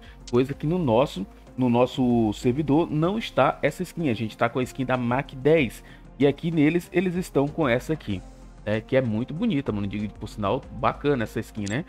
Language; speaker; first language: Portuguese; native; Portuguese